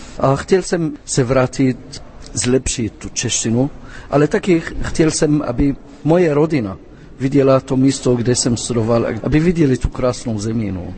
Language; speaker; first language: Czech; non-native, fluent; Arabic